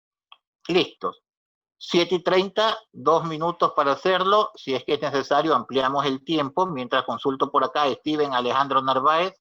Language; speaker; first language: Spanish; native; Spanish